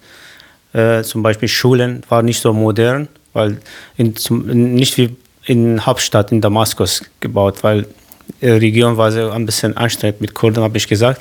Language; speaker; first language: German; non-native, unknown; Kurdish